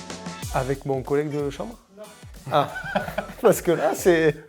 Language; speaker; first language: French; native; French